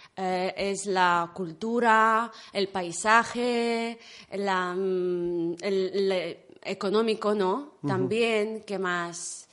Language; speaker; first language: Spanish; non-native, fluent; Ukrainian